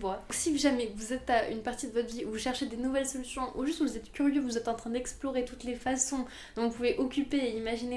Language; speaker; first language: French; native; French